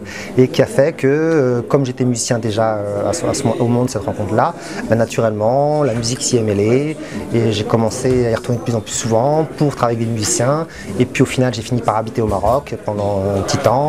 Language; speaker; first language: French; native; French